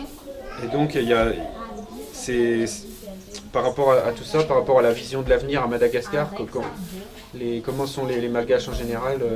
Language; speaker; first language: French; native; French